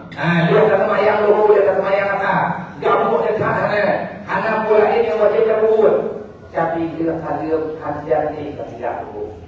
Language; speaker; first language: Malay; non-native, local second language; Achinese